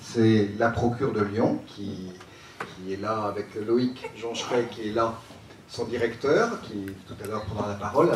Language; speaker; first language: French; native; French